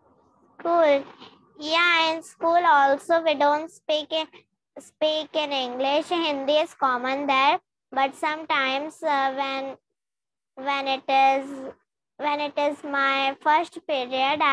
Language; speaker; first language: English; non-native, learner; Hindi